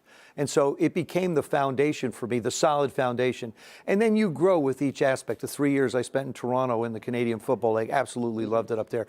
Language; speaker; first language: English; native; English